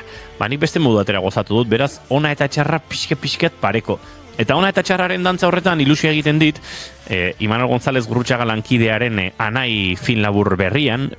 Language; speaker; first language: Basque; native; Basque